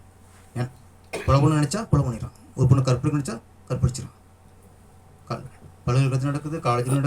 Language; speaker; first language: Tamil; native; Tamil